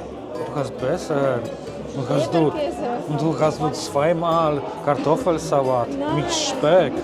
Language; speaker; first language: German; non-native, learner; Polish